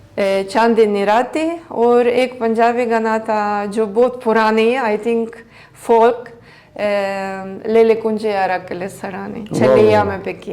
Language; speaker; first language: Hindi; non-native, learner; Greek